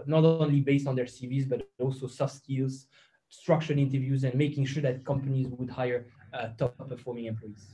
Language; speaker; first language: English; non-native, fluent; French